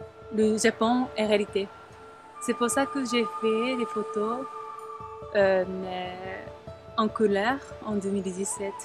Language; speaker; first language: French; non-native, learner; Japanese